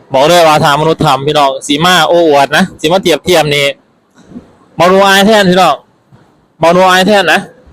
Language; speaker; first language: Thai; native; Thai